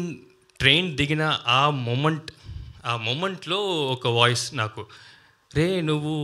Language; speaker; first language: Telugu; non-native, learner; Tamil